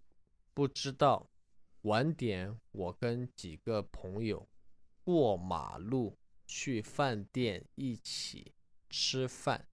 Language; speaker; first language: Chinese; non-native, learner; English